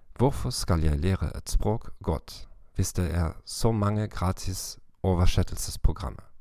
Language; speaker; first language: Norwegian; non-native, learner; German